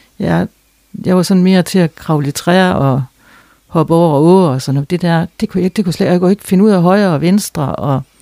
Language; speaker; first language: Danish; native; Danish